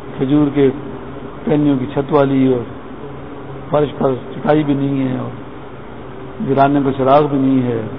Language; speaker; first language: Urdu; non-native, local second language; Pashto